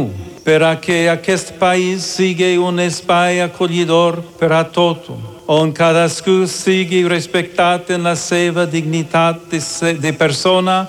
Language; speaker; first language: Catalan; non-native, learner; English